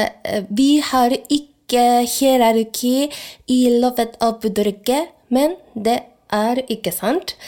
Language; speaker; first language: Norwegian; non-native, learner; Japanese